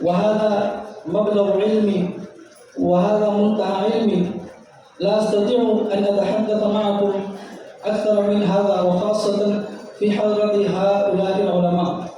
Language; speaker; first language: Arabic; non-native, fluent; Urdu